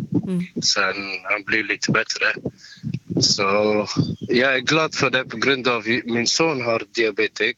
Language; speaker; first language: Swedish; non-native, local second language; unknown